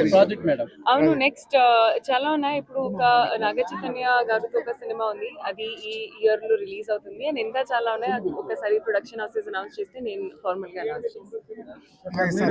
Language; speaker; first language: Telugu; non-native, learner; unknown